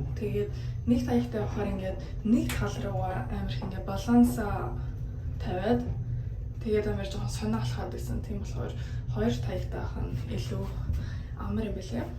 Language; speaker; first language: Mongolian; early bilingual, heritage; Mongolian